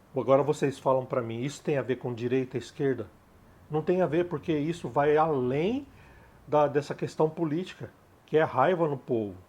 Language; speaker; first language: Portuguese; native; Portuguese